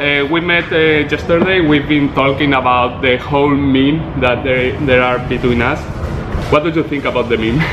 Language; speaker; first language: English; non-native, learner; Spanish